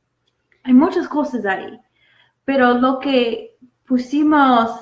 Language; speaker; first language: Spanish; non-native, fluent; English